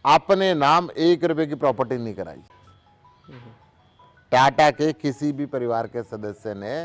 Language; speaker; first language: Hindi; native; Hindi